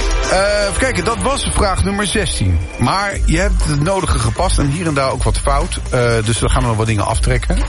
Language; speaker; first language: Dutch; native; Dutch